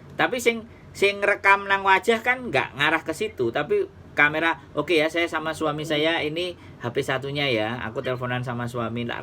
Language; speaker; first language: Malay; non-native, local second language; Javanese